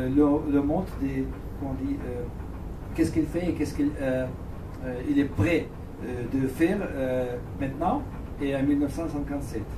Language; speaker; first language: French; non-native, learner; Russian